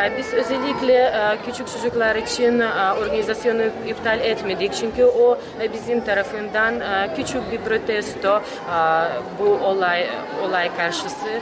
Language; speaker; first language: Turkish; non-native, fluent; Russian